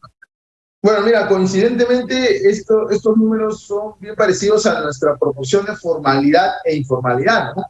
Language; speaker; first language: Spanish; native; Spanish